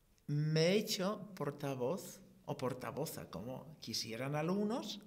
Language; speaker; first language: Spanish; non-native, fluent; Polish